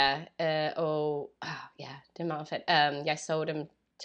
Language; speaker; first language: Danish; non-native, learner; English